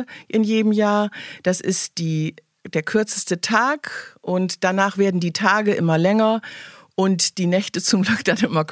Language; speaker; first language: German; native; German